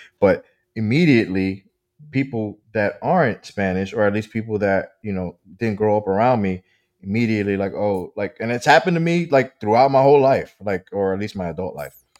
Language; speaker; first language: English; early bilingual, other home language; Spanish